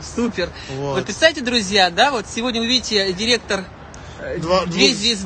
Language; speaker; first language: Russian; native; Russian